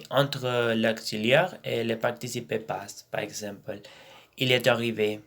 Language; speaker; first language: French; non-native, learner; Spanish